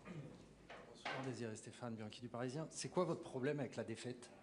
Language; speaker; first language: French; native; French